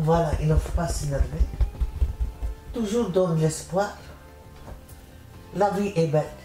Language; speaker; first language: French; non-native, learner; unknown